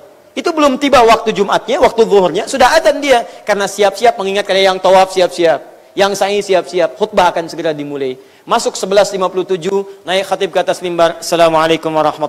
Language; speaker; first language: Indonesian; native; Indonesian